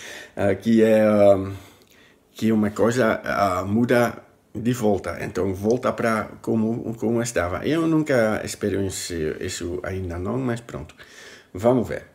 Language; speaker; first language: Portuguese; non-native, fluent; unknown